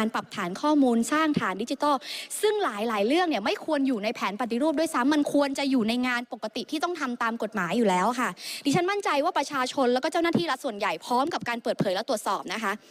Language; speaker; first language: Thai; native; Thai